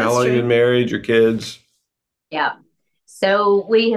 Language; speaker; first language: English; native; English